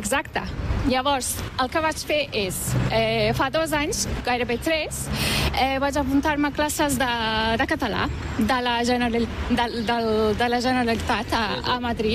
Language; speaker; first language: Catalan; non-native, fluent; Turkish